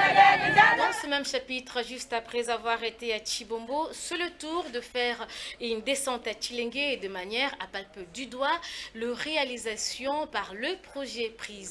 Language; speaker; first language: French; native; French